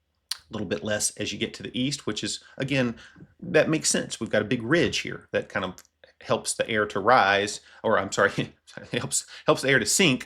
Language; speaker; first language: English; native; English